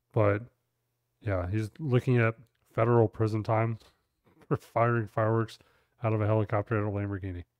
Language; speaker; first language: English; native; English